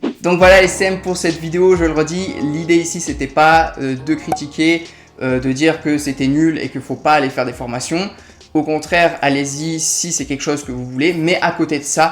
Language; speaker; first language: French; native; French